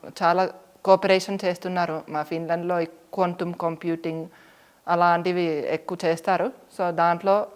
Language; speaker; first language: Telugu; non-native, fluent; Finnish